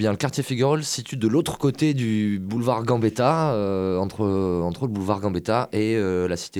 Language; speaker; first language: French; native; French